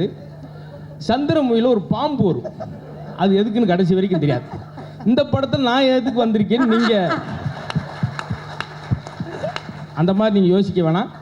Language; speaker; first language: Tamil; native; Tamil